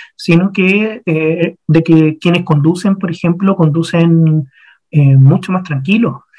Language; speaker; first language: Spanish; native; Spanish